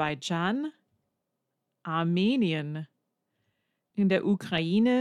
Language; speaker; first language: German; non-native, fluent; English